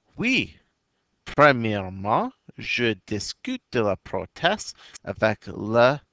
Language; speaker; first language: French; non-native, fluent; English